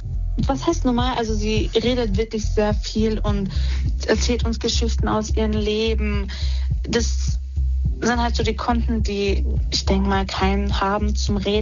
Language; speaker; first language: German; native; German